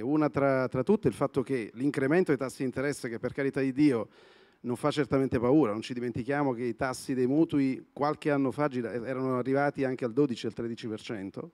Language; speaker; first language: Italian; native; Italian